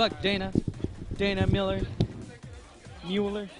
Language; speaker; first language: English; native; English